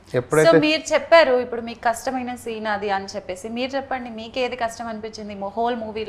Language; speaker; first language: Telugu; native; Telugu